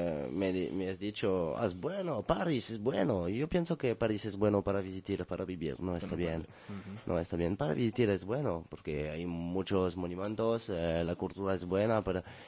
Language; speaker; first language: Spanish; non-native, learner; French